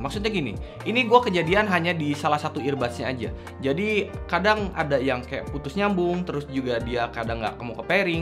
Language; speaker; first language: Indonesian; native; Indonesian